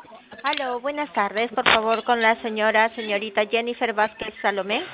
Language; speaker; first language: Spanish; native; Spanish